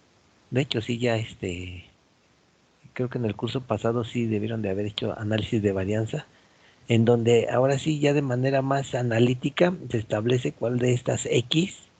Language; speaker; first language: Spanish; native; Spanish